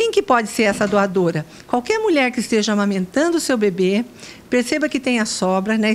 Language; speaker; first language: Portuguese; native; Portuguese